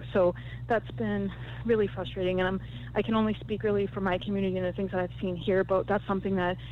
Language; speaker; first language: English; native; English